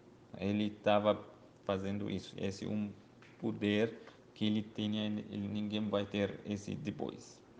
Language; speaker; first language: Portuguese; non-native, learner; Arabic